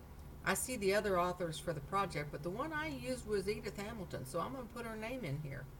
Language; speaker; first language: English; native; English